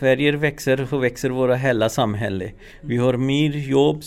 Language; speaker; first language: Swedish; non-native, fluent; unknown